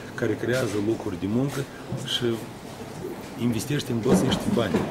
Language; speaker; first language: Romanian; non-native, local second language; Russian